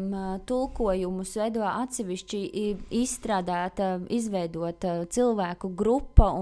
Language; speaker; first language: Latvian; native; Latvian